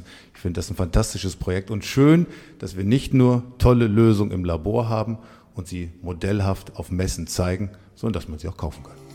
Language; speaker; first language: German; native; German